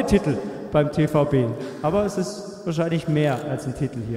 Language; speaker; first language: German; native; German